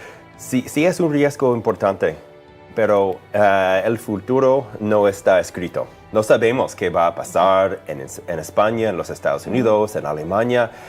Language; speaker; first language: Spanish; non-native, fluent; English